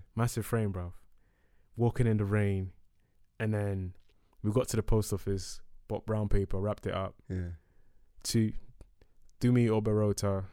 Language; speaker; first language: English; non-native, local second language; Akan